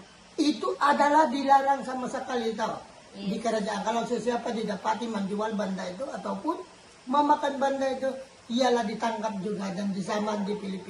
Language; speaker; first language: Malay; non-native, local second language; Filipino